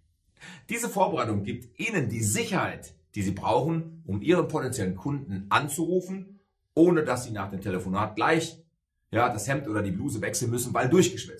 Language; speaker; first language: German; native; German